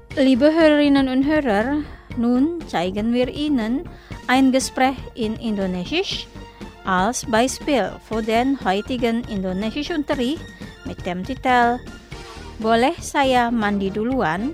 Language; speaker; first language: German; non-native, fluent; Indonesian